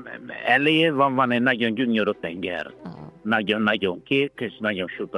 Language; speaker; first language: Hungarian; non-native, learner; Italian